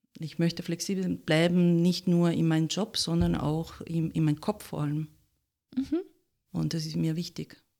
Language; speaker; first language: German; non-native, fluent; Italian